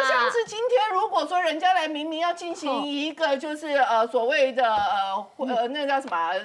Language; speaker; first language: Chinese; native; Chinese